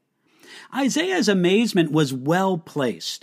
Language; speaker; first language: English; native; English